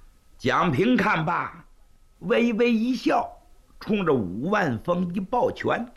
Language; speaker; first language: Chinese; native; Chinese